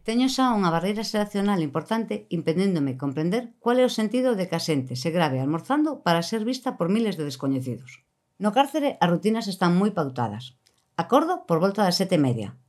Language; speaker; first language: Galician; native; Galician